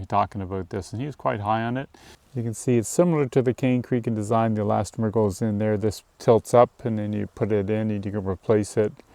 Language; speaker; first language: English; native; English